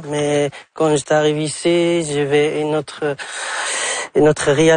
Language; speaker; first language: French; non-native, local second language; Arabic